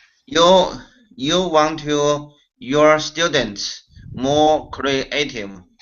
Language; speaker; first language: English; non-native, learner; Chinese